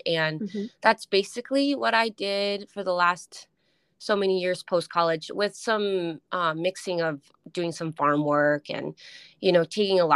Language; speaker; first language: English; native; English